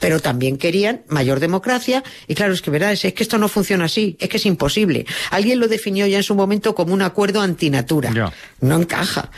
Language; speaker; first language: Spanish; native; Spanish